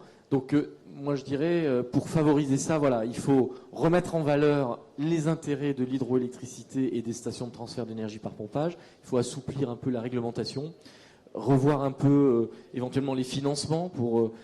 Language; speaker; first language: French; native; French